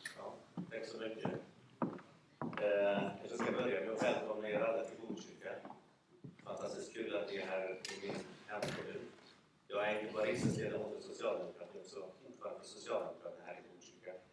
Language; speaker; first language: Swedish; early bilingual, other home language; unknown